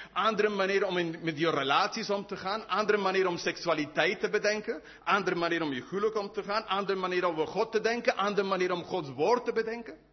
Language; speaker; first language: Dutch; non-native, fluent; English